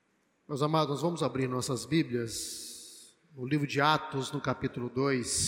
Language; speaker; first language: Portuguese; native; Portuguese